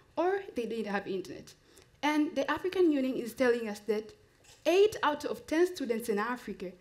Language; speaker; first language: English; non-native, local second language; Swahili